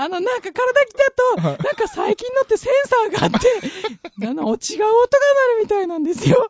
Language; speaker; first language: Japanese; native; Japanese